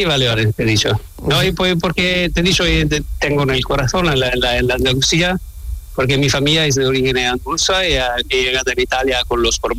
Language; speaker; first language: Spanish; non-native, learner; Italian